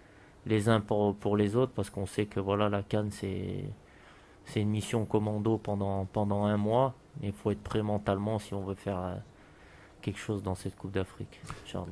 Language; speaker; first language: French; native; French